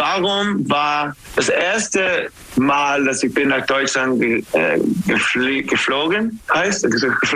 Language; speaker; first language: German; non-native, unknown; English